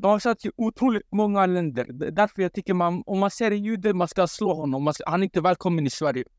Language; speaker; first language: Swedish; non-native, local second language; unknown